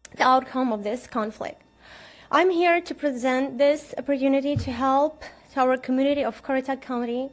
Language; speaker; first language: English; non-native, fluent; Ukrainian